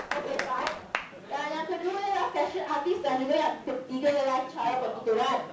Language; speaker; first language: Malay; non-native, local second language; Chinese